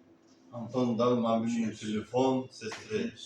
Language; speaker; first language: Russian; non-native, learner; Uzbek